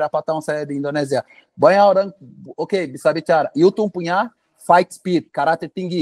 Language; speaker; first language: Indonesian; non-native, fluent; Portuguese